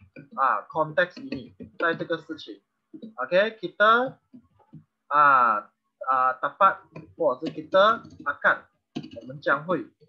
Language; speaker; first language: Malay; non-native, local second language; Chinese